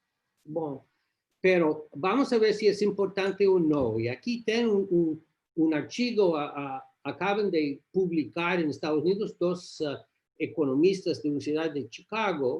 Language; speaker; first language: Portuguese; non-native, learner; English